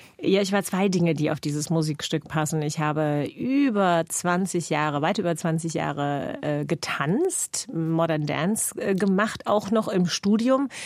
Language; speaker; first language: German; non-native, fluent; English